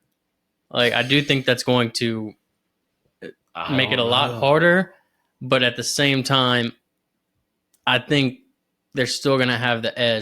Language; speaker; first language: English; native; English